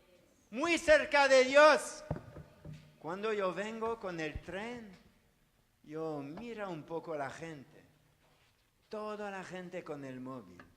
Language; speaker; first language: Spanish; non-native, learner; French